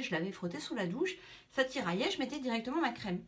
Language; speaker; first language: French; native; French